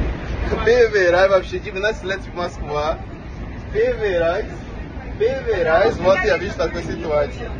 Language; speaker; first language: Russian; non-native, fluent; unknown